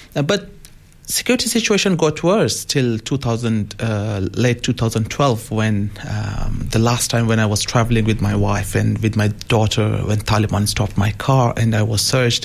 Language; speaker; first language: English; non-native, local second language; Hazaragi